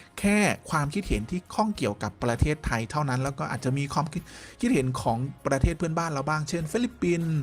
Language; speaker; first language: Thai; native; Thai